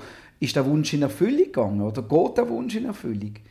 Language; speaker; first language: German; native; German